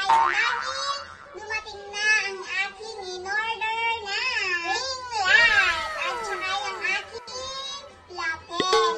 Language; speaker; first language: Filipino; non-native, local second language; Iloko